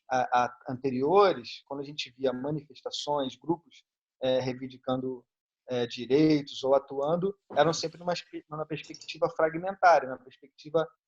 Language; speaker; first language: Portuguese; native; Portuguese